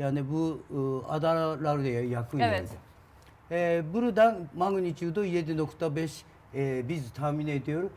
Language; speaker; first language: Turkish; non-native, learner; Japanese